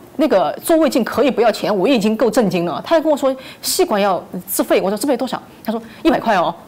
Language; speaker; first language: Chinese; native; Chinese